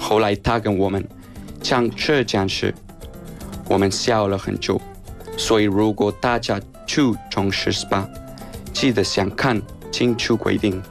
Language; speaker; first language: Chinese; non-native, fluent; Spanish